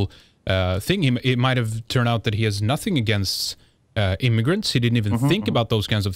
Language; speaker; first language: English; non-native, fluent; Swedish